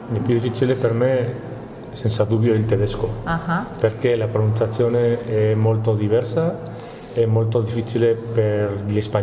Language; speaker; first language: Italian; non-native, learner; Spanish